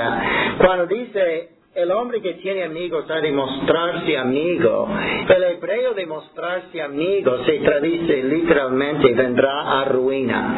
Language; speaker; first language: Spanish; non-native, fluent; English